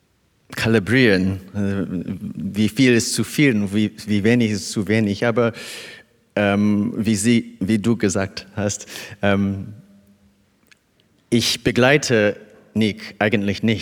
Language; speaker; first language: German; non-native, fluent; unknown